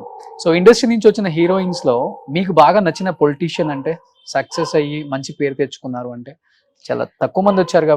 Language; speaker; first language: Telugu; native; Telugu